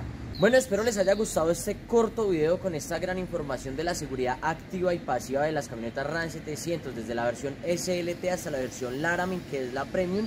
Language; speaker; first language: Spanish; native; Spanish